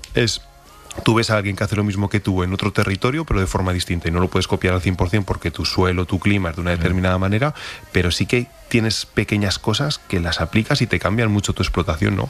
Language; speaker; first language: Spanish; native; Spanish